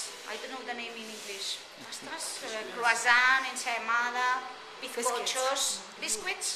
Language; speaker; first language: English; non-native, learner; Spanish